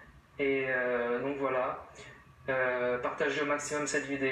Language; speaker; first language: French; native; French